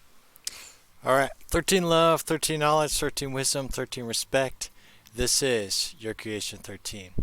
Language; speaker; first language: English; native; English